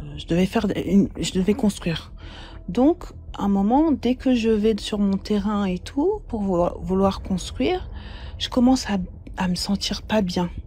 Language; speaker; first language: French; native; French